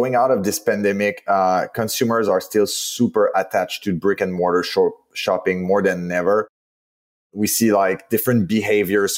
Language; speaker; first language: English; non-native, fluent; French